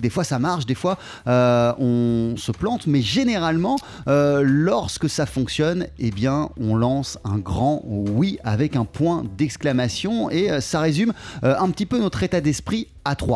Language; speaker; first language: French; native; French